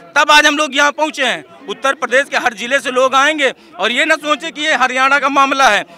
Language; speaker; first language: Hindi; native; Hindi